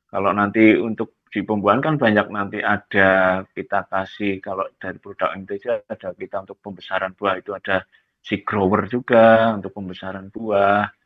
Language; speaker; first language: Malay; non-native, local second language; Javanese